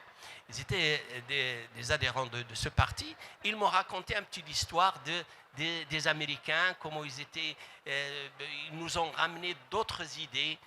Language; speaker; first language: French; non-native, local second language; Arabic